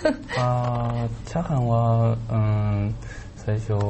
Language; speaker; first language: Japanese; non-native, learner; Chinese